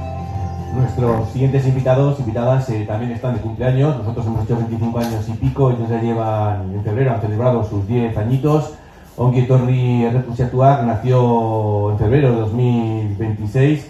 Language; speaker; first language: Spanish; native; Spanish